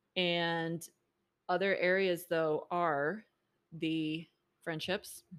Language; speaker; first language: English; native; English